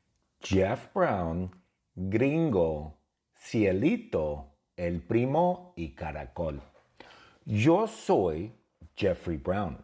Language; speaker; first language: Spanish; non-native, fluent; English